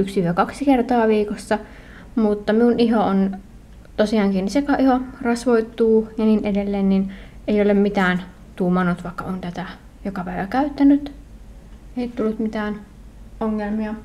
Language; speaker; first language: Finnish; native; Finnish